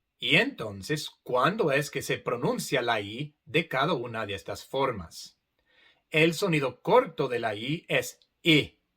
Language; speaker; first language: Spanish; non-native, fluent; English